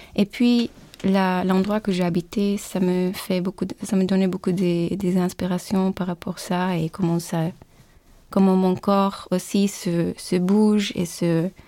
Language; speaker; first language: French; non-native, fluent; Turkish